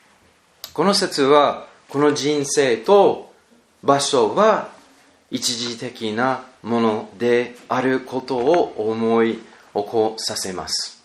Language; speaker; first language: Japanese; non-native, learner; English